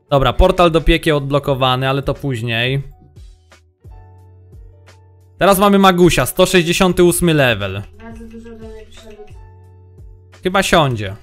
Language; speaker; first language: Polish; native; Polish